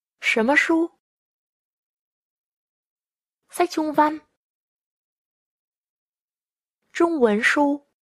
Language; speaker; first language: Chinese; non-native, fluent; Vietnamese